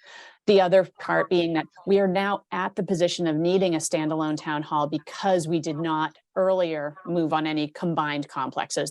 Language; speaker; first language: English; native; English